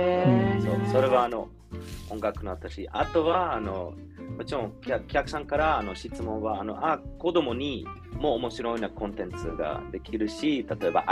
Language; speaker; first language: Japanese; non-native, learner; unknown